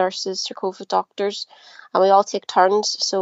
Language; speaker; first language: English; native; English